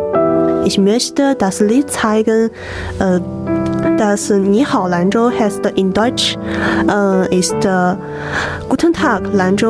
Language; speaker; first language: German; non-native, learner; Chinese